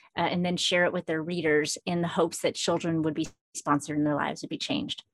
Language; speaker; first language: English; early bilingual, other home language; Filipino